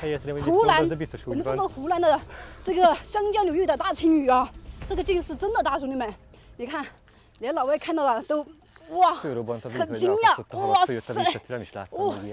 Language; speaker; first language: Chinese; native; Chinese